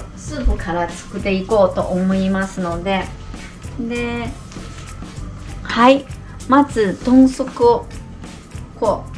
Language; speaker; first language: Japanese; non-native, fluent; Chinese